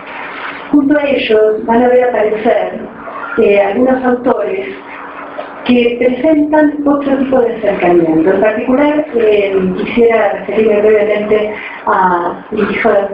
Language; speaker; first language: Spanish; native; Spanish